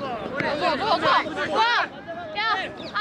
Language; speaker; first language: Korean; native; Korean